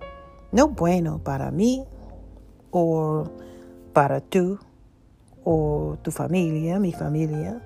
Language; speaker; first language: Spanish; non-native, learner; English